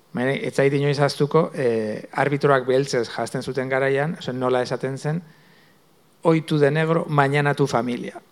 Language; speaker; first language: Basque; native; Basque